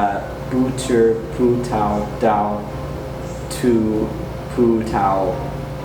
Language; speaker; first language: Chinese; non-native, learner; English